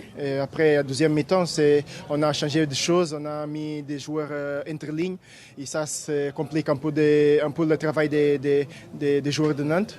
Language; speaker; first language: French; non-native, fluent; Portuguese